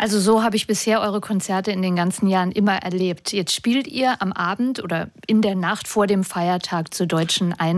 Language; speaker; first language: German; native; German